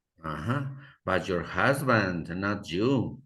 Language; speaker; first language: English; non-native, fluent; Spanish